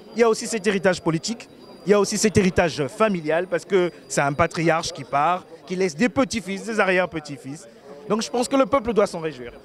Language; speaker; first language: French; non-native, local second language; Lingala